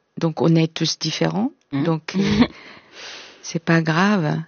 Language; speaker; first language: French; non-native, fluent; Korean